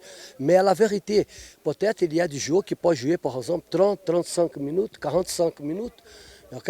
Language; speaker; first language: French; non-native, fluent; Portuguese